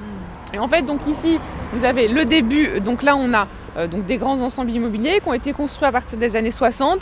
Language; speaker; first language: French; native; French